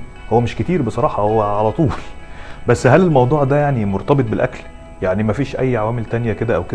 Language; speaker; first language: Arabic; native; Arabic